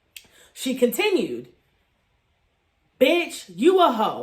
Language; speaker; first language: English; native; English